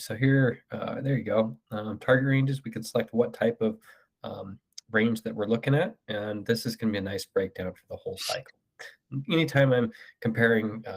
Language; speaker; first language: English; native; English